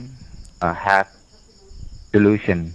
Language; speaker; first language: English; non-native, learner; Thai